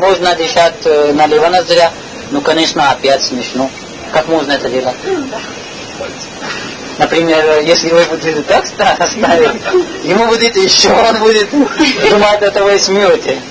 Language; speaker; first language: Russian; non-native, learner; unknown